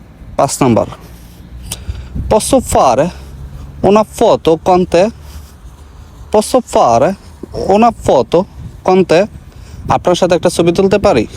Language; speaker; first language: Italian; non-native, learner; Bangla